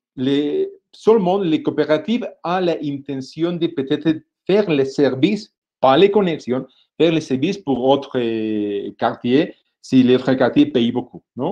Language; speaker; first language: French; non-native, fluent; Spanish